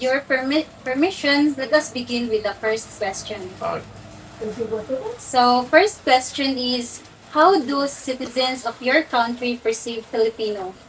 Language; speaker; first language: English; non-native, local second language; Cebuano